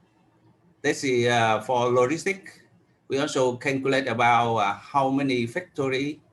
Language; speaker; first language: English; non-native, learner; Vietnamese